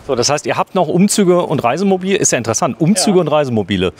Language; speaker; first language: German; native; German